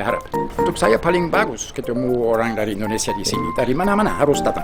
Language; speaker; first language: Indonesian; non-native, fluent; German